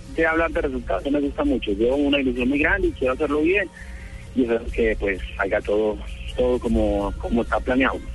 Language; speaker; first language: Spanish; native; Spanish